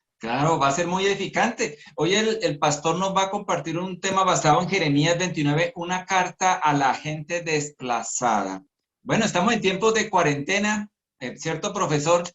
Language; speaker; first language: Spanish; native; Spanish